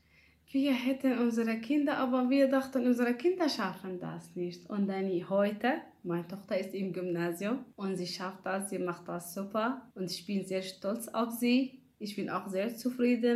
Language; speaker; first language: German; non-native, learner; Arabic